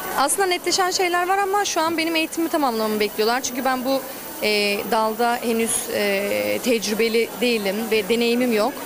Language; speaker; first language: Turkish; early bilingual, heritage; Turkish